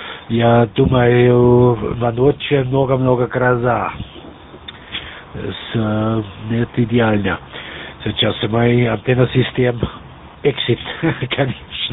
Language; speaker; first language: Russian; non-native, learner; German